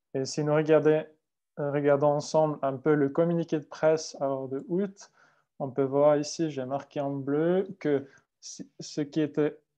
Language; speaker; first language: French; non-native, fluent; Swiss German